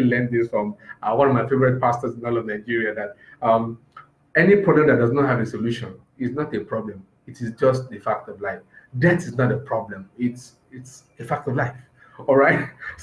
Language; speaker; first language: English; non-native, local second language; Yoruba